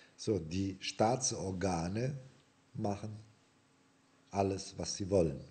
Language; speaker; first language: German; non-native, fluent; Italian